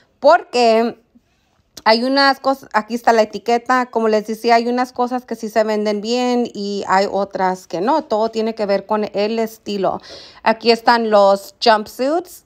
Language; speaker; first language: Spanish; early bilingual, heritage; Spanish